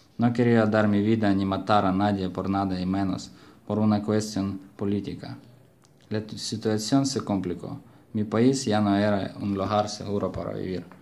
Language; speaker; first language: Spanish; non-native, fluent; Ukrainian